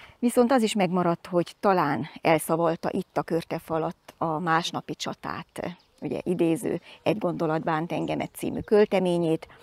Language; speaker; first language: Hungarian; native; Hungarian